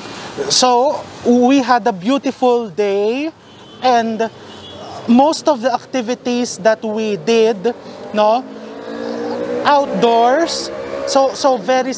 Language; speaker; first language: English; non-native, local second language; Filipino